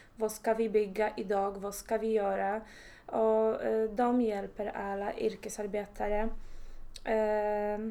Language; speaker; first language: Swedish; non-native, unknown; Polish